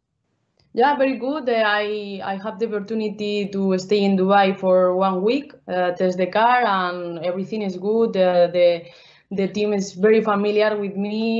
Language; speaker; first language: English; non-native, learner; Spanish